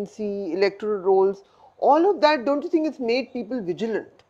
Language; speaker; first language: English; non-native, local second language; Hindi